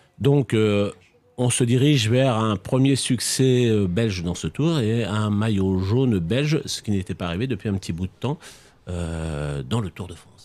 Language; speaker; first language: French; native; French